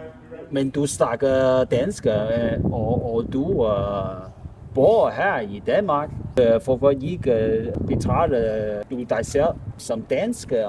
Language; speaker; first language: Danish; non-native, learner; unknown